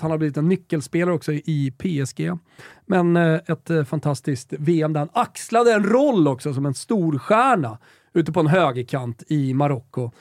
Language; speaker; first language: Swedish; native; Swedish